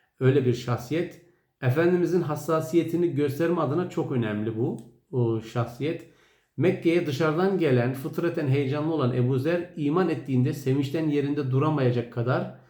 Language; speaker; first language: Turkish; native; Turkish